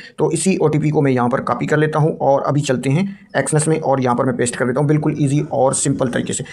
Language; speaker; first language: Urdu; non-native, local second language; Punjabi